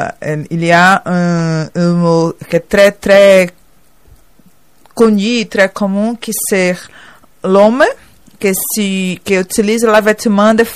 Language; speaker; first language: French; non-native, learner; Portuguese